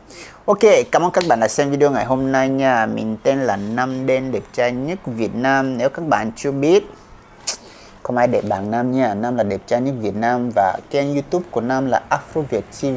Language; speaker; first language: Vietnamese; non-native, fluent; Igbo